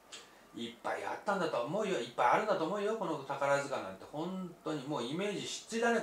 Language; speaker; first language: Japanese; native; Japanese